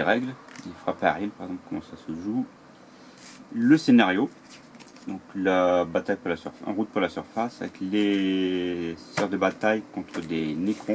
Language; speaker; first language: French; native; French